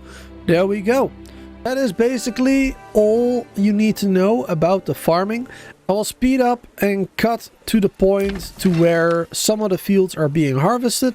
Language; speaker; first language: English; native; English